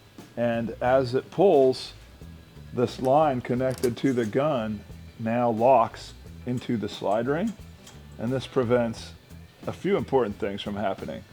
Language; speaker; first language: English; native; English